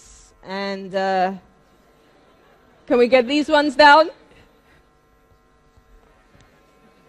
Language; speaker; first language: English; native; English